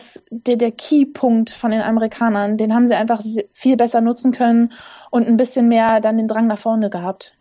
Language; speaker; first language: German; native; German